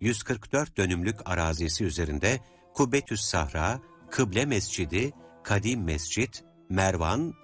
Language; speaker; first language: Turkish; native; Turkish